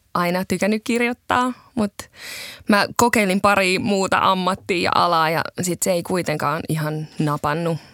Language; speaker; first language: Finnish; native; Finnish